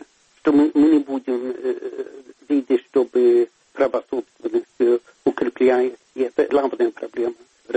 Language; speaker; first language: Russian; non-native, fluent; Swedish